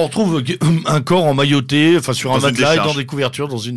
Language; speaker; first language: French; native; French